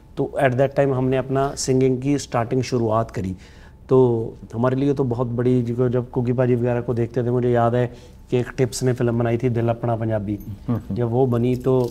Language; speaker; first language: Hindi; non-native, local second language; Punjabi